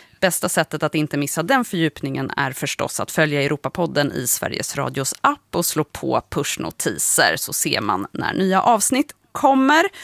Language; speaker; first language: Swedish; native; Swedish